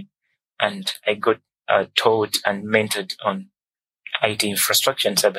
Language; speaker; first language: English; non-native, local second language; Ganda